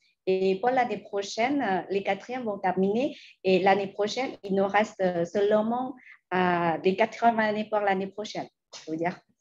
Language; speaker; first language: French; non-native, fluent; Lao